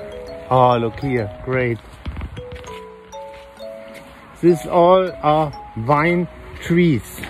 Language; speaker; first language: English; non-native, learner; German